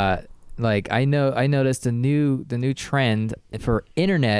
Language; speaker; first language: English; native; English